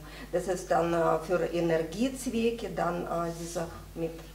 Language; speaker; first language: German; non-native, fluent; Russian